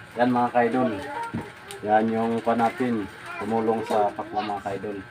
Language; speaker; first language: Filipino; non-native, local second language; Hiligaynon